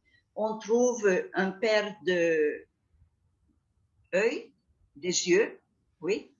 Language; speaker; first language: French; non-native, fluent; Catalan